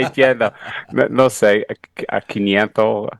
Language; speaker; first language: Spanish; non-native, fluent; English